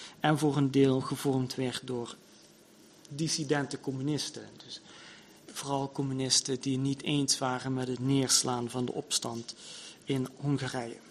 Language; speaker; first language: Dutch; native; Dutch